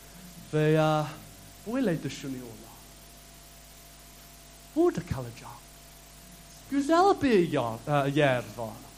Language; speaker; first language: Turkish; non-native, fluent; English